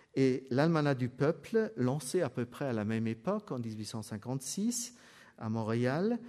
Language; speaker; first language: French; non-native, fluent; German